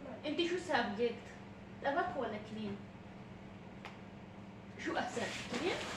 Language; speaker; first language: Arabic; non-native, learner; Oromo